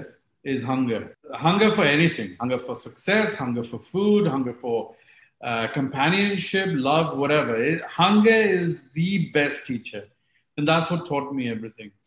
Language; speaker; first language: English; non-native, local second language; Hindi